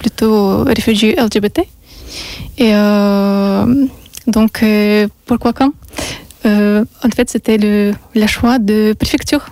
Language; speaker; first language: French; non-native, learner; Russian